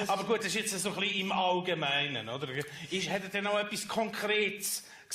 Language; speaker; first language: German; native; German